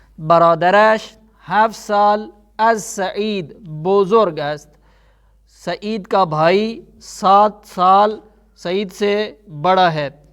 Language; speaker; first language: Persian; non-native, fluent; Urdu